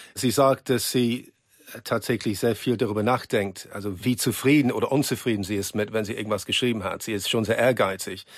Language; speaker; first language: German; non-native, fluent; English